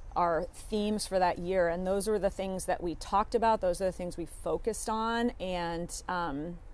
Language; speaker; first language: English; native; English